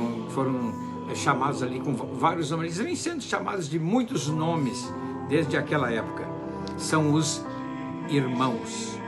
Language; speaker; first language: Portuguese; native; Portuguese